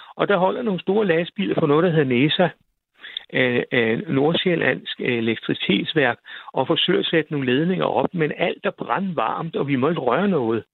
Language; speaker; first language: Danish; native; Danish